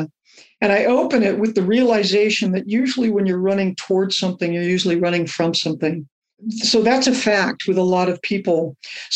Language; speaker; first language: English; native; English